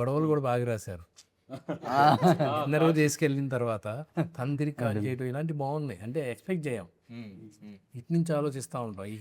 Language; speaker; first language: Telugu; native; Telugu